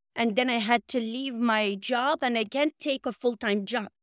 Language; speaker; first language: English; non-native, fluent; Arabic